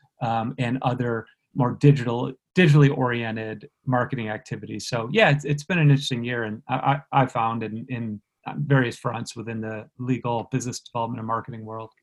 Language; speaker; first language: English; native; English